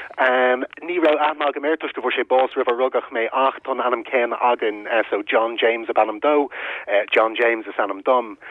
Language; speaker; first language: Irish; non-native, local second language; English